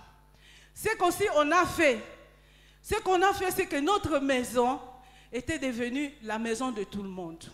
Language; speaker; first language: French; non-native, local second language; Lingala